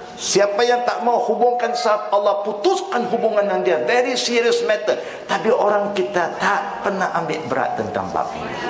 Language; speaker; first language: Malay; non-native, local second language; Chinese